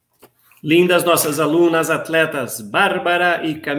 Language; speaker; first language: Portuguese; native; Portuguese